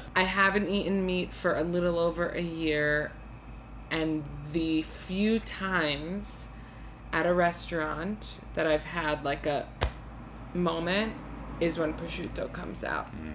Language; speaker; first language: English; native; English